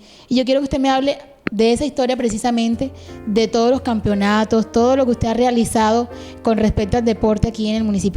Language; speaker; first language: Spanish; native; Spanish